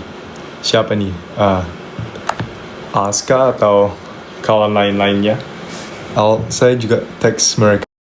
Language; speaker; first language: Indonesian; non-native, local second language; English